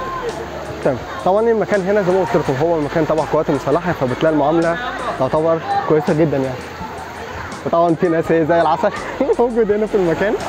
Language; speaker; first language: Arabic; native; Arabic